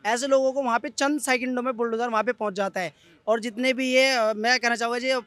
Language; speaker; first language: Hindi; native; Hindi